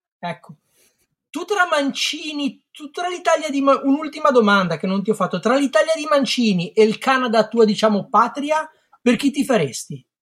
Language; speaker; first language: Italian; native; Italian